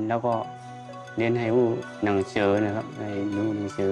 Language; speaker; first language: Thai; non-native, learner; Shan